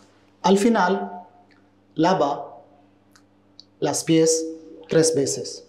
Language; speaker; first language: Spanish; non-native, fluent; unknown